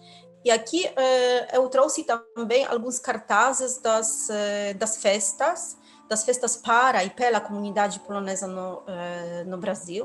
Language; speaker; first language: Portuguese; non-native, fluent; Polish